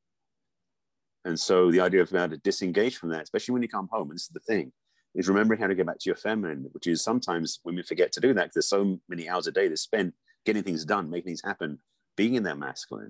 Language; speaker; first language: English; native; English